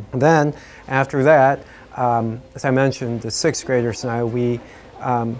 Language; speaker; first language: English; native; English